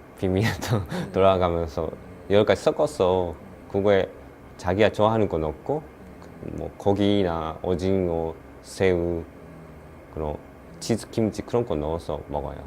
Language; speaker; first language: Korean; non-native, learner; Japanese